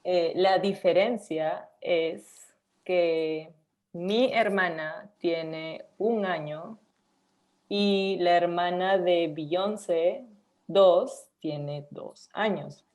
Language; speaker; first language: Spanish; non-native, learner; English